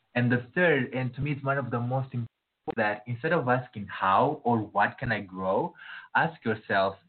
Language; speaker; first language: English; non-native, fluent; Portuguese